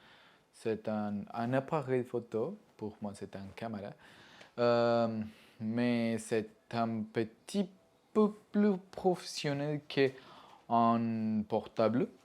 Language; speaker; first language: French; non-native, learner; Spanish